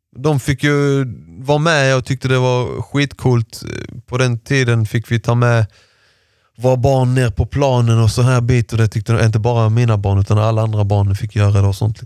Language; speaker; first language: Swedish; early bilingual, other home language; Persian